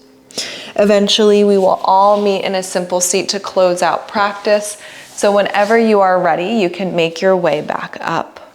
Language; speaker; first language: English; native; English